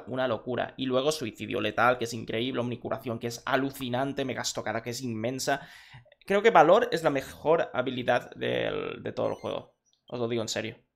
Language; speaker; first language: Spanish; native; Spanish